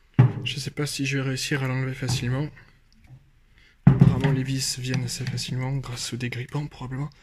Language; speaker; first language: French; native; French